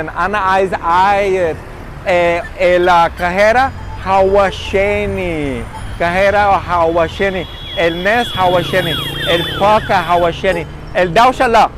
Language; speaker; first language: Arabic; non-native, learner; English